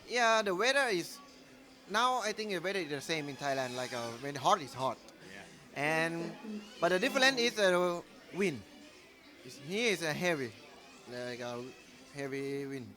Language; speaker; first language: English; non-native, learner; Thai